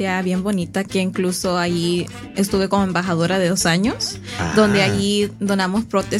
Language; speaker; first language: Spanish; early bilingual, heritage; Spanish